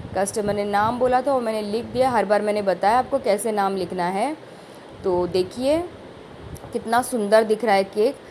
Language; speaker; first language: Hindi; non-native, local second language; Marathi